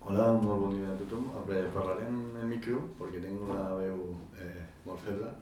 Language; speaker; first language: Catalan; non-native, local second language; Spanish